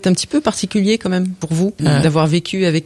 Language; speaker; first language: French; native; French